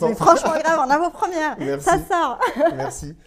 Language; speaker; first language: French; non-native, local second language; Arabic